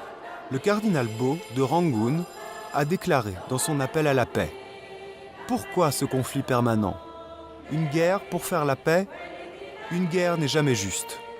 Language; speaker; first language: French; native; French